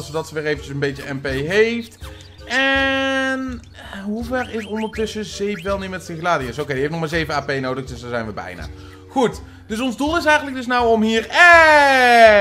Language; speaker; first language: Dutch; native; Dutch